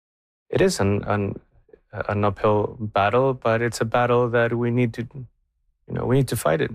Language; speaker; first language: English; non-native, fluent; Spanish